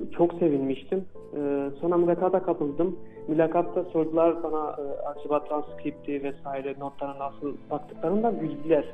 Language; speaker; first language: Turkish; non-native, fluent; Albanian